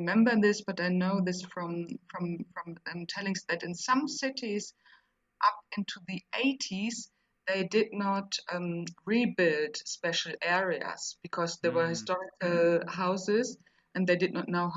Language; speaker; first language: English; non-native, fluent; German